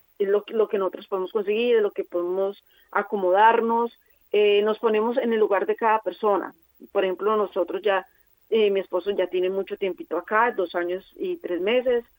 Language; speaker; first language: Spanish; native; Spanish